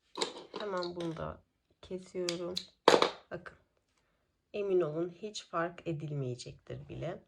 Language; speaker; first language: Turkish; native; Turkish